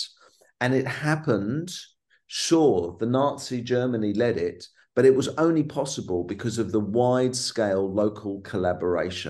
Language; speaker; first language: English; native; English